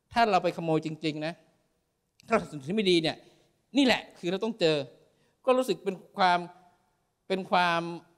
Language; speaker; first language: Thai; native; Thai